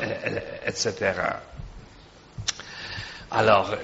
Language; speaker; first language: French; non-native, fluent; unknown